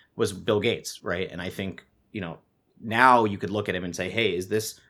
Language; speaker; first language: English; native; English